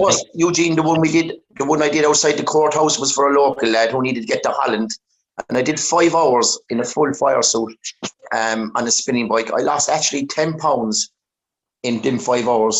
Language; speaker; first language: English; native; English